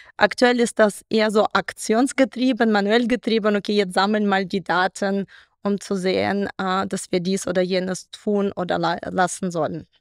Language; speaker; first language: German; non-native, fluent; Russian